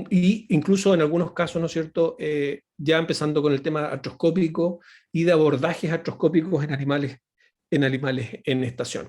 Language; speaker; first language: Spanish; native; Spanish